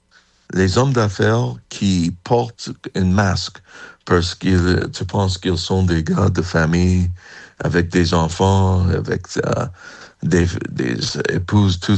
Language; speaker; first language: French; non-native, fluent; English